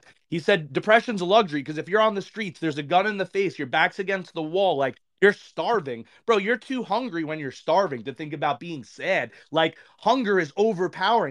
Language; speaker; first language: English; native; English